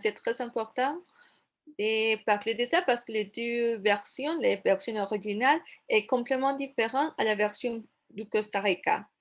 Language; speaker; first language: French; non-native, fluent; Spanish